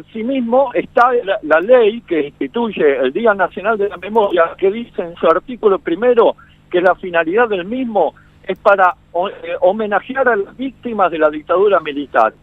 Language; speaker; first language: Spanish; native; Spanish